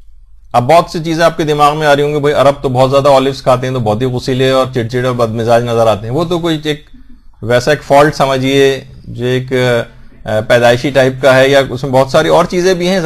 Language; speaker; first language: Urdu; native; Urdu